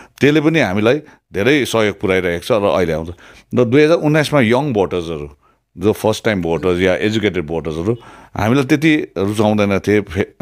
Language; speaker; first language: Nepali; native; Nepali